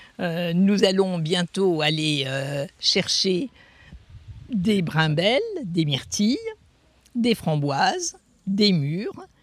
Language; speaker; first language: French; native; French